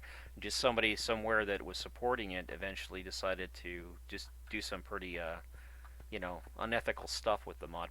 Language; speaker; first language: English; native; English